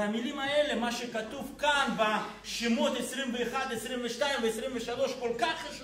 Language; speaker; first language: Hebrew; non-native, fluent; Russian